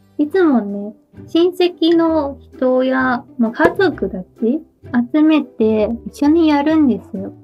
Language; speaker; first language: Japanese; non-native, fluent; Chinese